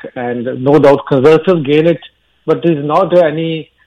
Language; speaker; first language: English; non-native, local second language; Punjabi